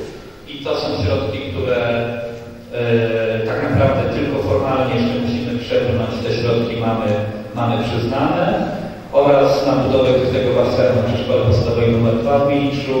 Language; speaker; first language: Polish; native; Polish